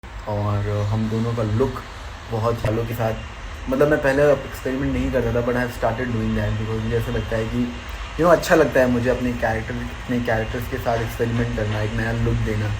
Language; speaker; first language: Hindi; native; Hindi